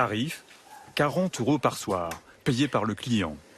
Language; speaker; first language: French; native; French